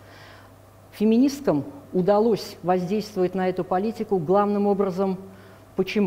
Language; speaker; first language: Russian; native; Russian